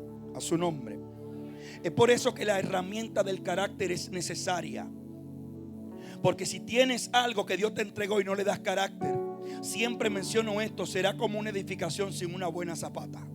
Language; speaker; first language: Spanish; native; Spanish